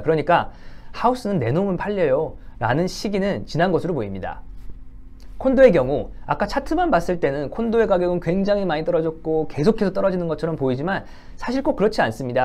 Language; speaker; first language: Korean; native; Korean